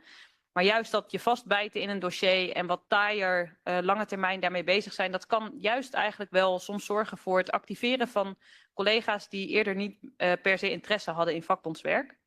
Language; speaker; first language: Dutch; native; Dutch